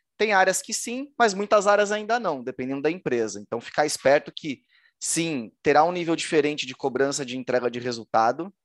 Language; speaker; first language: Portuguese; native; Portuguese